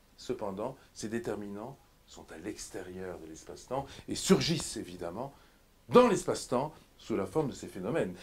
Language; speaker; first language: French; native; French